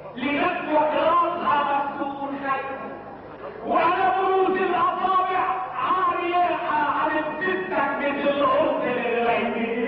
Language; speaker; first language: Arabic; native; Arabic